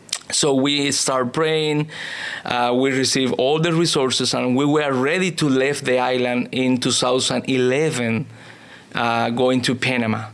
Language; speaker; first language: English; non-native, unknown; Spanish